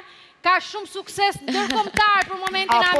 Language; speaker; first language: Albanian; native; Albanian